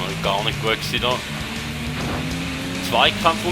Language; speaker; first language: German; native; German